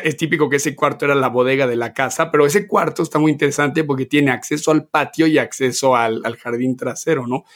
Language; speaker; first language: Spanish; native; Spanish